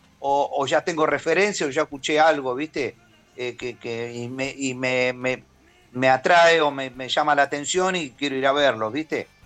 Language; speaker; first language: Spanish; native; Spanish